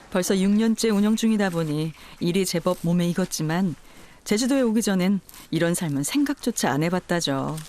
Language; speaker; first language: Korean; native; Korean